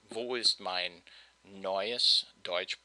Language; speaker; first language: German; non-native, fluent; English